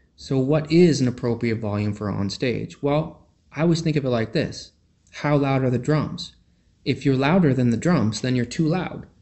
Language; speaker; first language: English; native; English